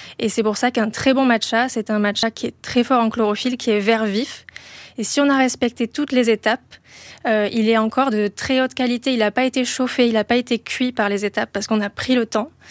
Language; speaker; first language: French; native; French